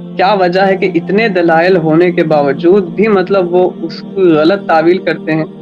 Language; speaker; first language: Urdu; native; Urdu